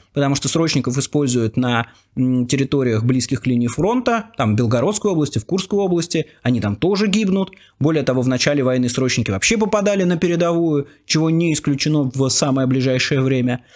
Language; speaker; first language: Russian; native; Russian